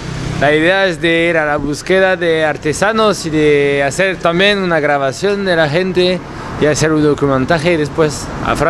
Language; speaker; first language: Spanish; non-native, learner; French